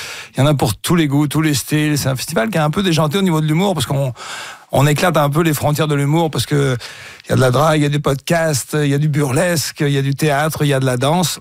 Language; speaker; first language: French; native; French